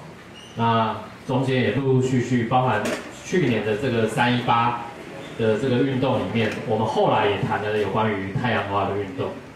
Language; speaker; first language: Chinese; native; Chinese